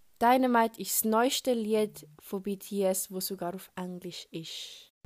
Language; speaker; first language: German; early bilingual, other home language; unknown